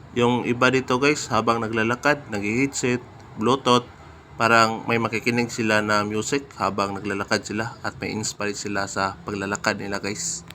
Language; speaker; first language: Filipino; non-native, local second language; Cebuano